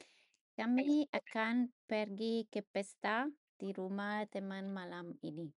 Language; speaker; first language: Indonesian; non-native, learner; English